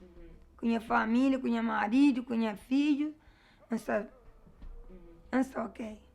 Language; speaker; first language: Portuguese; non-native, learner; Kabuverdianu